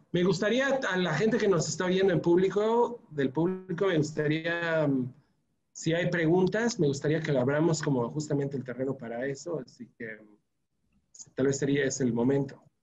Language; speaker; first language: Spanish; native; Spanish